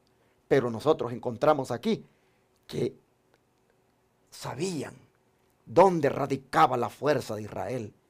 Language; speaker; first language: Spanish; native; Spanish